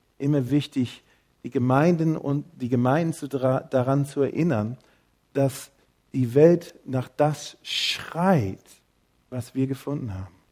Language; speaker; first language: German; early bilingual, heritage; English